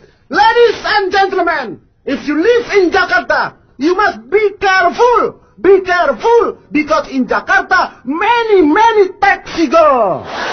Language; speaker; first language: English; non-native, learner; Indonesian